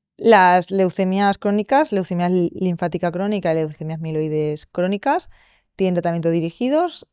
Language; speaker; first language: Spanish; native; Spanish